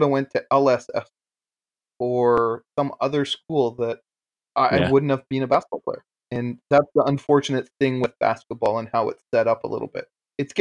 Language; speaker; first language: English; native; English